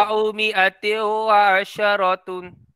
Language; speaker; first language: Arabic; non-native, fluent; Malay